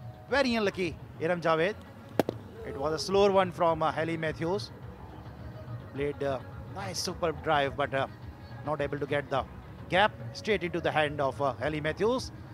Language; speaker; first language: English; non-native, local second language; Urdu